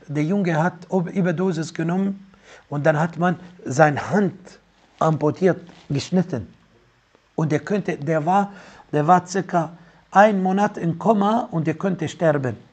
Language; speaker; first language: German; non-native, fluent; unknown